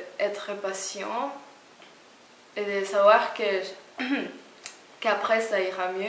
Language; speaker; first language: French; non-native, fluent; Spanish